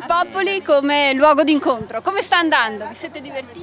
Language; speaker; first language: Italian; native; Italian